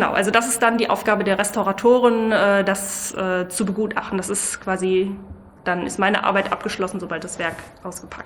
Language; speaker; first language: German; native; German